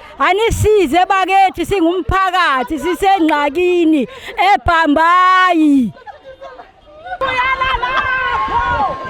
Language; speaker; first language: Zulu; native; Zulu